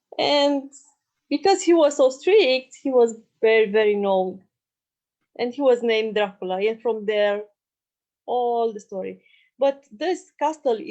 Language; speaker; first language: English; non-native, learner; Romanian